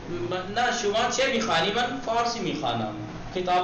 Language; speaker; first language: Persian; non-native, fluent; Urdu